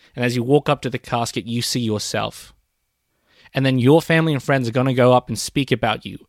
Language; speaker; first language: English; early bilingual, other home language; Filipino